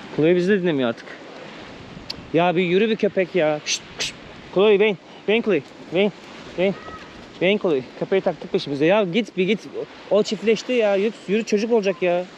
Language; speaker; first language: Turkish; native; Turkish